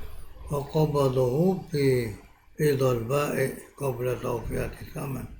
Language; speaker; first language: Arabic; non-native, fluent; Javanese